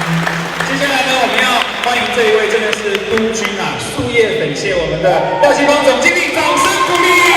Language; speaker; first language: Chinese; native; Chinese